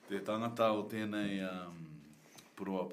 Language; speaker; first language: Māori; non-native, local second language; English